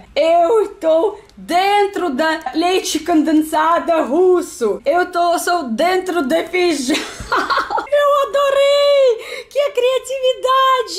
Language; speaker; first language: Portuguese; non-native, learner; Russian